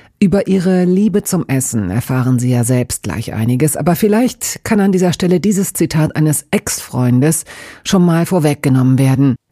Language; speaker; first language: German; native; German